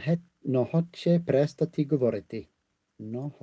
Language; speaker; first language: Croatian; non-native, learner; English